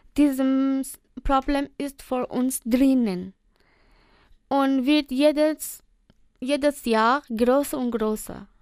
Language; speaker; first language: German; non-native, learner; Persian